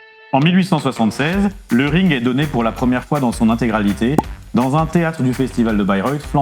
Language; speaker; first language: French; native; French